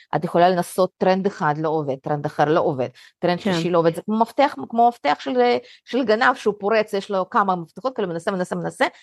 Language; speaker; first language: Hebrew; early bilingual, other home language; Russian